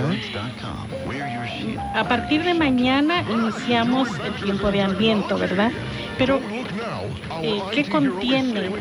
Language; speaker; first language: Spanish; native; Spanish